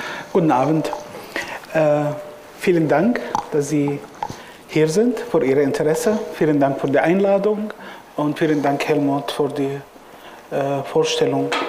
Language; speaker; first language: German; non-native, fluent; Arabic